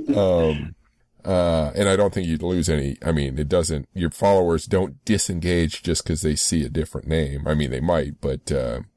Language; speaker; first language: English; native; English